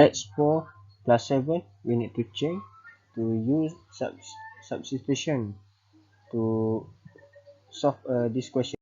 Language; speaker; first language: English; non-native, local second language; Malay